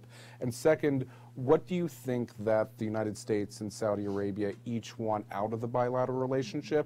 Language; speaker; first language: English; native; English